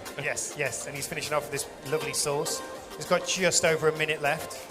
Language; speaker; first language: English; native; English